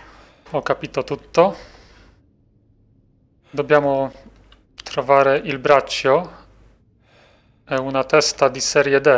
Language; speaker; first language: Italian; non-native, fluent; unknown